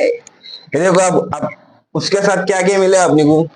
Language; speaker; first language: Hindi; non-native, local second language; Marathi